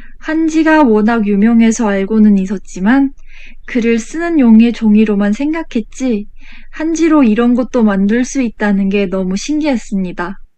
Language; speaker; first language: Korean; non-native, fluent; Chinese